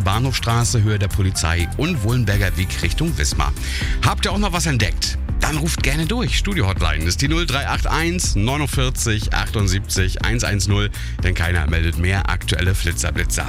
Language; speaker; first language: German; native; German